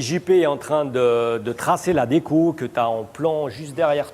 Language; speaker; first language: French; native; French